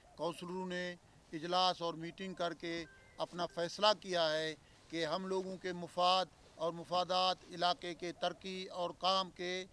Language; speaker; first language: Urdu; non-native, local second language; Baluchi